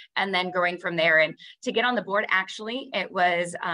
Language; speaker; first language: English; native; English